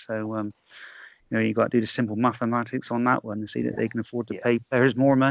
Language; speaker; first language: English; native; English